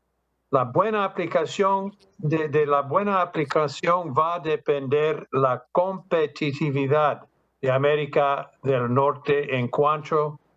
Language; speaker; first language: Spanish; non-native, fluent; English